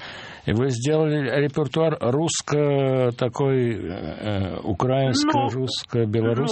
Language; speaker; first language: Russian; native; Russian